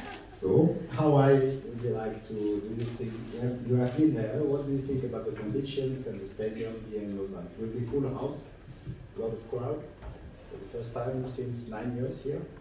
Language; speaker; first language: English; non-native, fluent; French